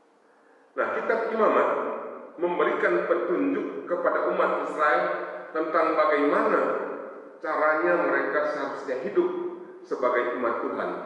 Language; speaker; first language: Indonesian; native; Indonesian